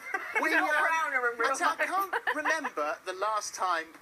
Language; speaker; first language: English; native; English